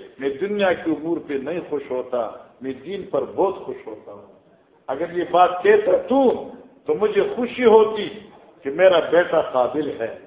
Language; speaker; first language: Urdu; non-native, local second language; Northern Hindko